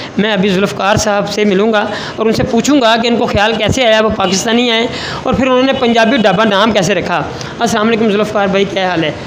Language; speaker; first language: Hindi; non-native, local second language; Punjabi